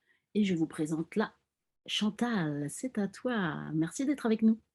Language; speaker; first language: French; native; French